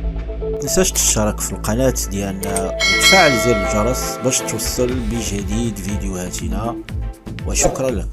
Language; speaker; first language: Arabic; native; Arabic